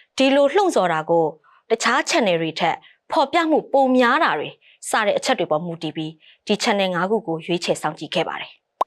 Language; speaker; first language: Burmese; native; Burmese